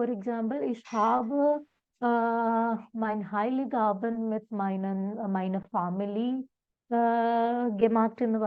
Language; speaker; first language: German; non-native, fluent; Malayalam